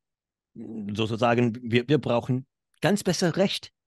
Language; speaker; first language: German; non-native, fluent; English